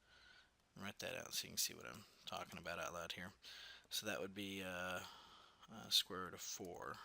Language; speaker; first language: English; native; English